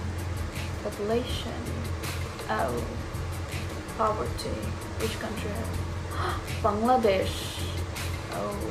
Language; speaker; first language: English; non-native, fluent; Urdu